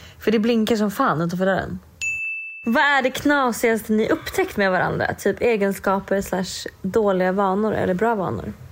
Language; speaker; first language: Swedish; native; Swedish